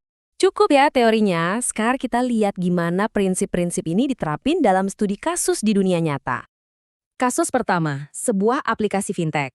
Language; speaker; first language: Indonesian; native; Indonesian